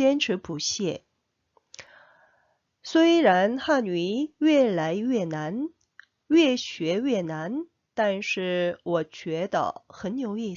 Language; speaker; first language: Chinese; non-native, fluent; Korean